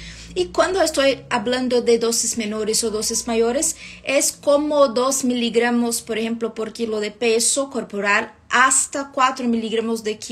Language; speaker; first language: Spanish; non-native, fluent; Portuguese